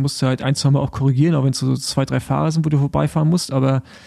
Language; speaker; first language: German; native; German